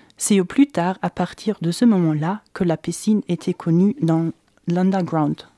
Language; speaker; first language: French; non-native, fluent; German